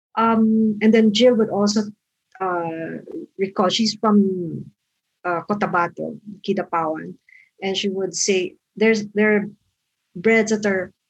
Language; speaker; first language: English; non-native, local second language; Filipino